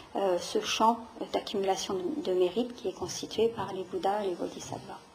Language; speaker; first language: French; native; French